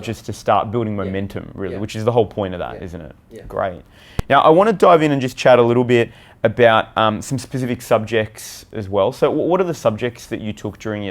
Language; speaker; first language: English; native; English